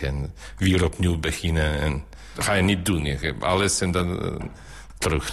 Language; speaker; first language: Dutch; non-native, learner; Bosnian